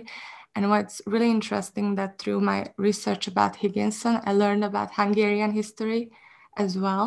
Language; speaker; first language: English; non-native, fluent; Hungarian